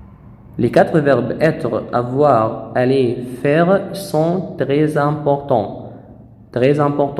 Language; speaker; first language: French; non-native, fluent; Arabic